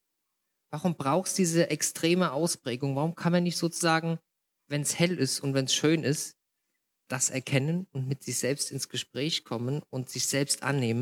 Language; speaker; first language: German; native; German